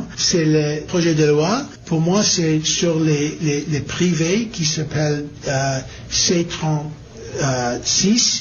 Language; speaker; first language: French; non-native, learner; English